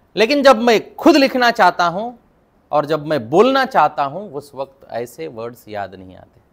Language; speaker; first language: Hindi; non-native, local second language; Marathi